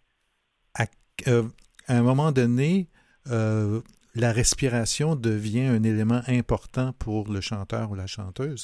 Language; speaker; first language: French; native; French